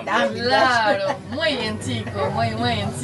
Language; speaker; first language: Spanish; non-native, learner; French